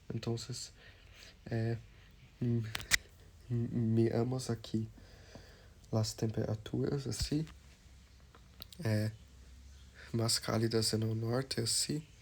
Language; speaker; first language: Portuguese; non-native, learner; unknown